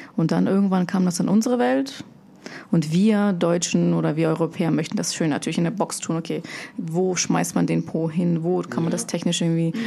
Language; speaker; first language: German; early bilingual, other home language; Russian